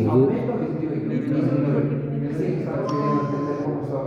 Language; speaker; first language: Spanish; native; Spanish